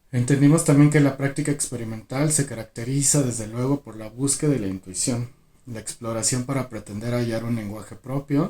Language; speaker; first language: Spanish; native; Spanish